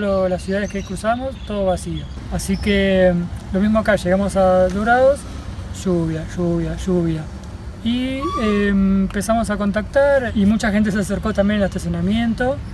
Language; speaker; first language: Spanish; native; Spanish